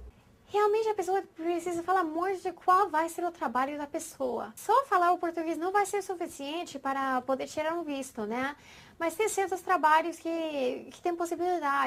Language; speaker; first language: Portuguese; non-native, fluent; English